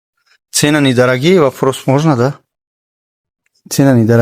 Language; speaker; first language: Russian; non-native, learner; Tajik